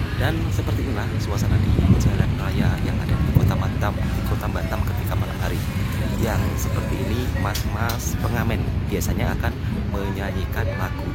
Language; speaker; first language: Indonesian; native; Indonesian